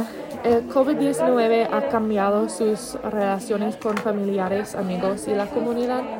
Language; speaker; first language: Spanish; non-native, learner; English